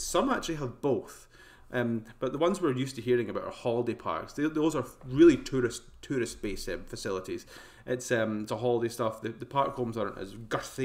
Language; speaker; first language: English; native; English